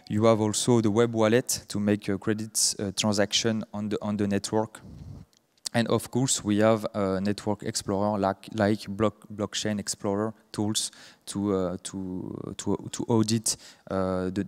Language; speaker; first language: English; non-native, fluent; French